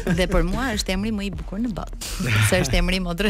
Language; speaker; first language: Albanian; native; Albanian